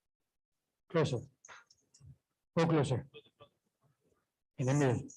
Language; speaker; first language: English; non-native, fluent; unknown